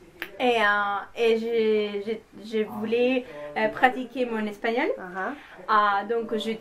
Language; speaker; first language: French; non-native, fluent; Italian